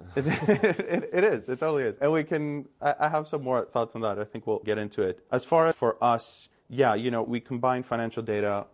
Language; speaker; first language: English; non-native, fluent; Greek